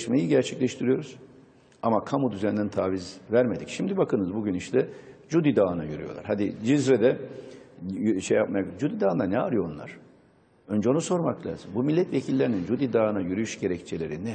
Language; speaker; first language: Turkish; native; Turkish